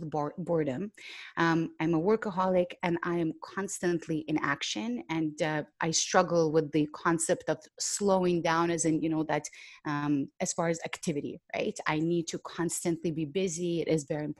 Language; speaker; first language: English; non-native, fluent; Ukrainian